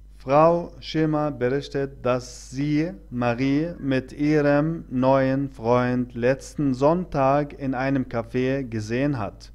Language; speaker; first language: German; non-native, fluent; Arabic